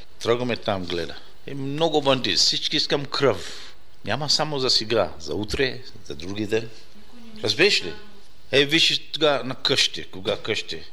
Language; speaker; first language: Bulgarian; non-native, learner; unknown